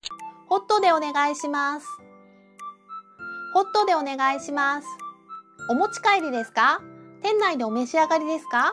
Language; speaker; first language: Japanese; native; Japanese